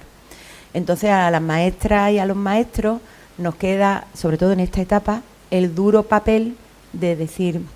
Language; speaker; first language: Spanish; native; Spanish